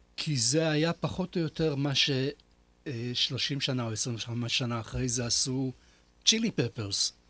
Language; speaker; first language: Hebrew; non-native, fluent; Polish